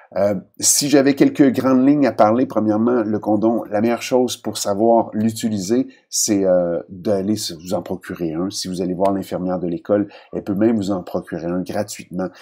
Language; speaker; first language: French; native; French